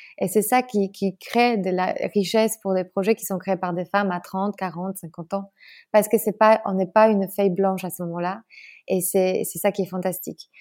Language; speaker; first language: French; non-native, fluent; Polish